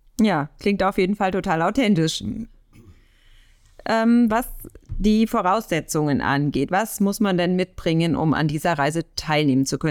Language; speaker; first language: German; native; German